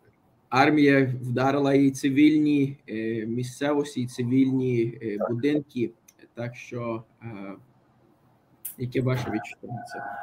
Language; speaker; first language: Ukrainian; early bilingual, heritage; Ukrainian